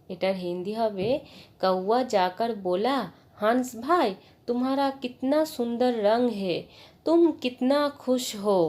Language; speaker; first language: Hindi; non-native, local second language; Bangla